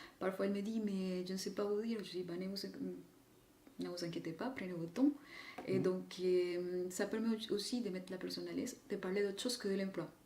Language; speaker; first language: French; non-native, fluent; Spanish